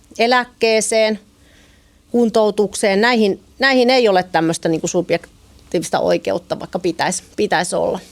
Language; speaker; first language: Finnish; native; Finnish